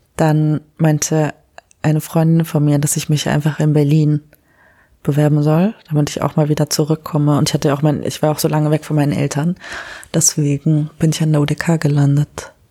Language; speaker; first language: German; early bilingual, other home language; Kurdish